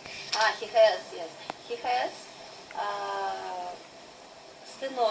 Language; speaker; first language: English; non-native, learner; Russian